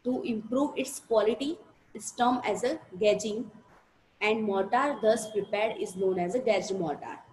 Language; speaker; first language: English; non-native, local second language; Gujarati